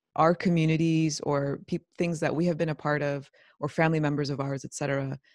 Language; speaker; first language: English; native; English